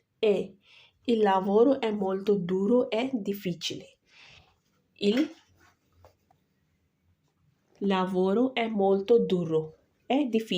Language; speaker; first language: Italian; non-native, fluent; Urdu